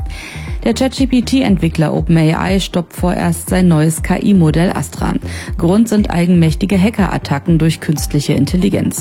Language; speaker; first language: German; native; German